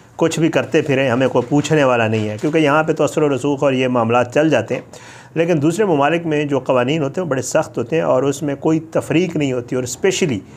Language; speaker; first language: Urdu; native; Urdu